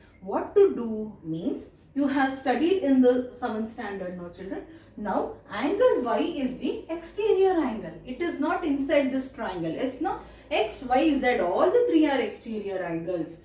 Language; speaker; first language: English; non-native, local second language; Kannada